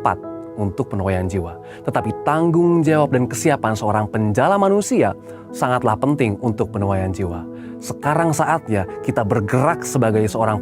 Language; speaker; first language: Indonesian; native; Indonesian